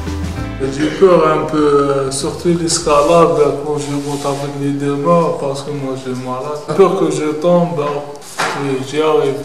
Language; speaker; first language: French; non-native, learner; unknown